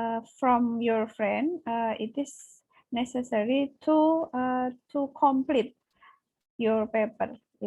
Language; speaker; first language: English; non-native, learner; Indonesian